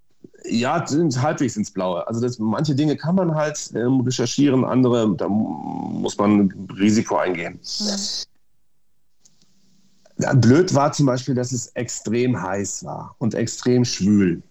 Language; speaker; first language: German; native; German